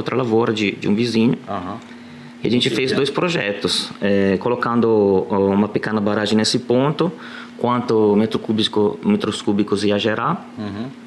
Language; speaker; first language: Portuguese; non-native, fluent; Italian